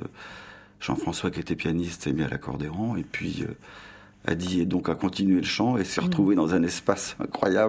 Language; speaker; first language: French; native; French